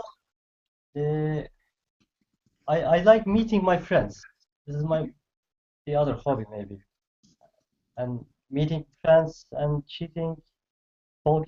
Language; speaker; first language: English; non-native, learner; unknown